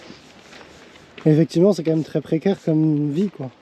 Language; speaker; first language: French; native; French